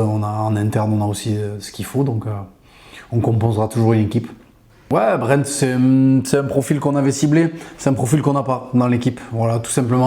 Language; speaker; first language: French; native; French